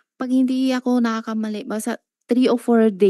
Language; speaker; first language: Filipino; non-native, learner; Chinese